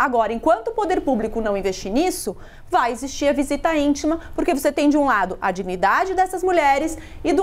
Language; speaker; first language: Portuguese; native; Portuguese